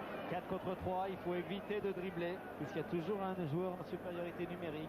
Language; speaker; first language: French; native; French